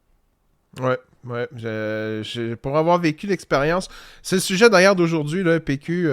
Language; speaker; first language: French; native; French